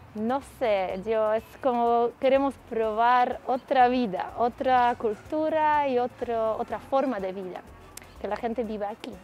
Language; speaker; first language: Spanish; non-native, fluent; Polish